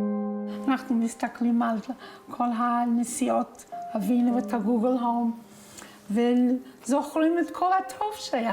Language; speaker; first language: Hebrew; non-native, fluent; English